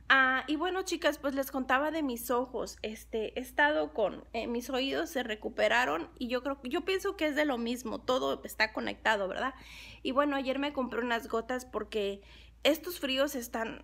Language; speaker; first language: Spanish; native; Spanish